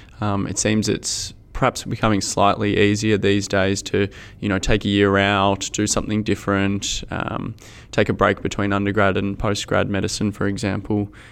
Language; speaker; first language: English; native; English